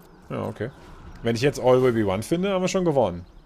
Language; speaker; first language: German; native; German